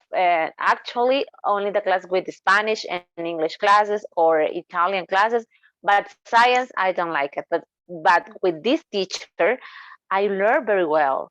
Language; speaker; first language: English; non-native, learner; Spanish